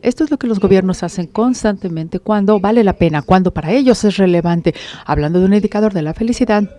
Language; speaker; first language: Spanish; native; Spanish